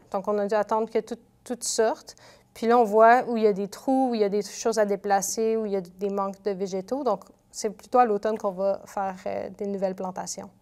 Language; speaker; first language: French; native; French